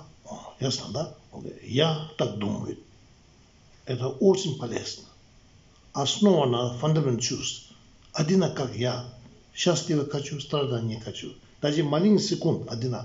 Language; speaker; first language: Russian; non-native, learner; Tibetan